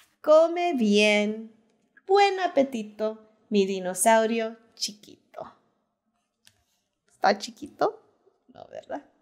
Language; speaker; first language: Spanish; early bilingual, heritage; Spanish